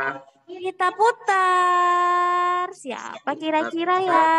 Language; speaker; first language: Indonesian; native; Indonesian